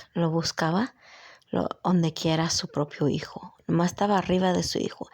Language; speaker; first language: Spanish; early bilingual, heritage; Spanish